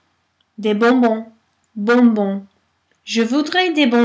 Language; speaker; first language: French; non-native, fluent; English